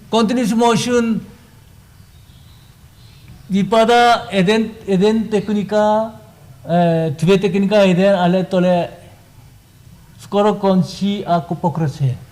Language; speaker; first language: Czech; non-native, learner; Korean